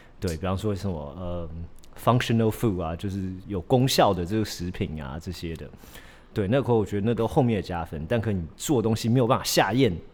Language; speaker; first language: Chinese; early bilingual, heritage; Chinese